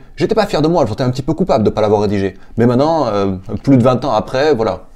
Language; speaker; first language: French; native; French